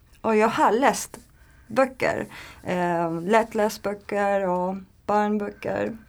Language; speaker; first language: Swedish; non-native, learner; Turkish